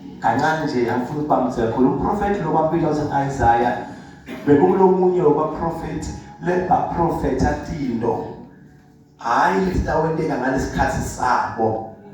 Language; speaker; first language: Zulu; non-native, local second language; Swati